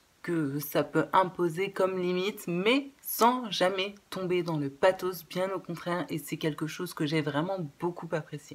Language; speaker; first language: French; native; French